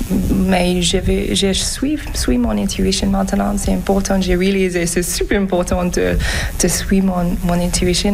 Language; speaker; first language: French; non-native, learner; English